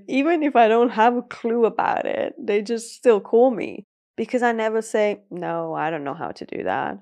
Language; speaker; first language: English; early bilingual, other home language; Persian